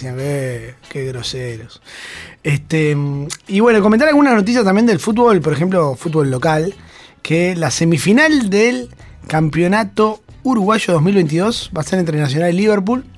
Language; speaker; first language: Spanish; native; Spanish